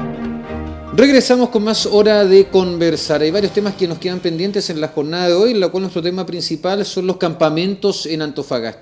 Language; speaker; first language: Spanish; native; Spanish